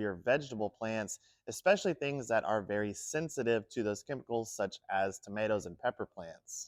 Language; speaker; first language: English; native; English